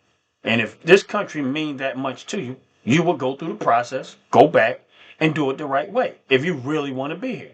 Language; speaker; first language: English; native; English